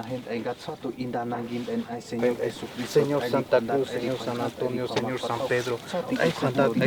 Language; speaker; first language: Spanish; native; Spanish